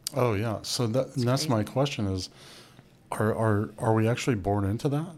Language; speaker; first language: English; native; English